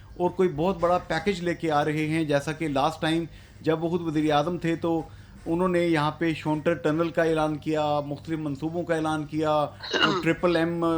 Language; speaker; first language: Urdu; non-native, local second language; Punjabi